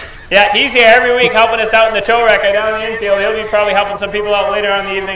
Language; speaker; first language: English; native; English